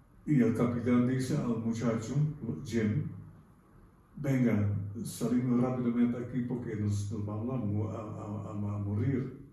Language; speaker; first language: Spanish; non-native, fluent; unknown